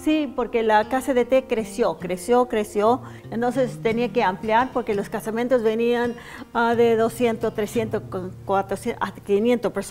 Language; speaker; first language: Spanish; non-native, fluent; English